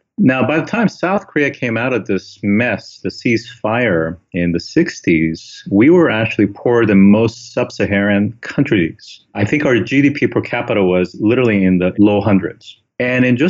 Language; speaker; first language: English; early bilingual, other home language; Korean